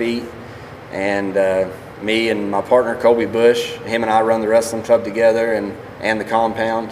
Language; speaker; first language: English; native; English